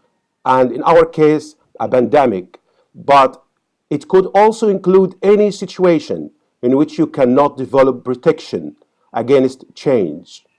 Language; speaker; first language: English; non-native, fluent; Arabic